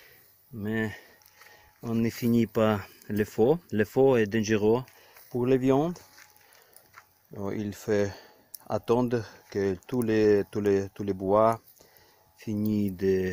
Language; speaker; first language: French; non-native, learner; Ukrainian